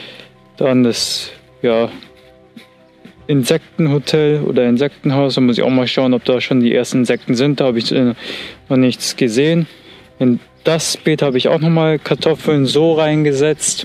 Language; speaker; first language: German; native; German